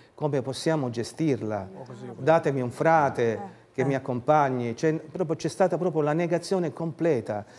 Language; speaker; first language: Italian; native; Italian